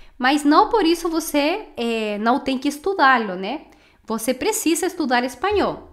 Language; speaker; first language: Portuguese; non-native, fluent; Spanish